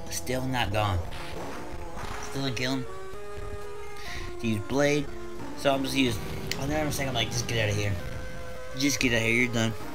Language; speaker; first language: English; native; English